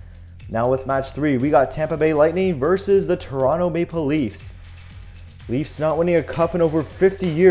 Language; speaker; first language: English; native; English